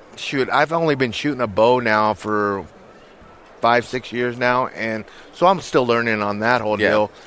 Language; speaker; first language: English; native; English